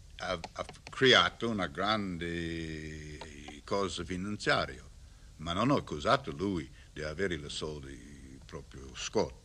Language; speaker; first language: Italian; non-native, learner; English